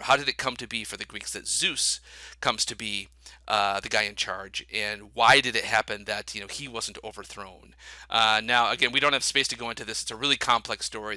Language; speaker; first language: English; native; English